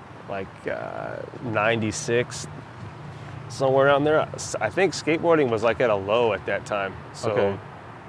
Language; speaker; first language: English; native; English